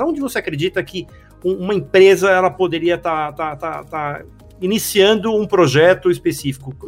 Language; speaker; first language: Portuguese; native; Portuguese